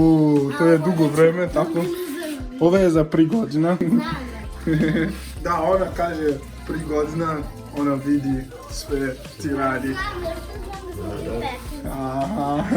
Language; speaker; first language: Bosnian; non-native, learner; English